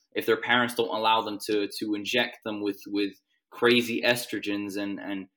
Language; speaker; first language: English; non-native, fluent; Swedish